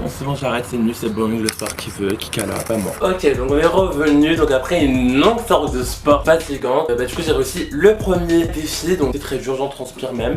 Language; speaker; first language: French; native; French